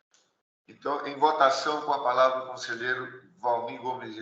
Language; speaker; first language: Portuguese; native; Portuguese